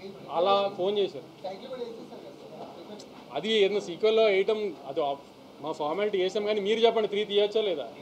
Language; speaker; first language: Telugu; native; Telugu